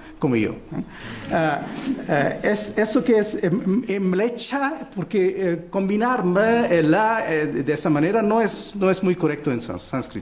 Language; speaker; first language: Spanish; non-native, fluent; Portuguese